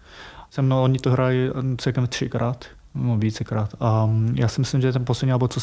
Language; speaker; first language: Czech; non-native, fluent; Japanese